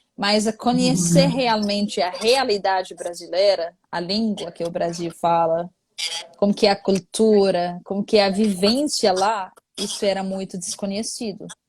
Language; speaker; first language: Portuguese; non-native, fluent; Arabic